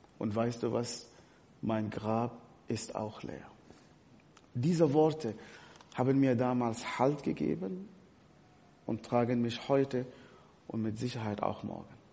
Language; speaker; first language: German; non-native, fluent; Arabic